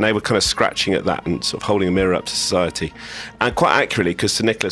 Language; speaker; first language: English; native; English